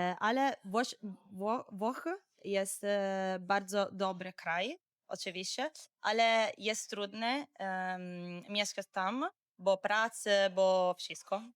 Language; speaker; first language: Polish; non-native, learner; Italian